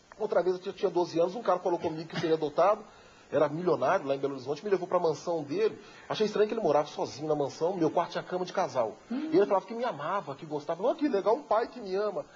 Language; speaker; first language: Portuguese; native; Portuguese